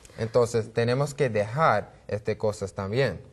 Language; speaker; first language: Spanish; non-native, learner; English